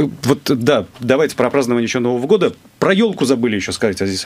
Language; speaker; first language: Russian; native; Russian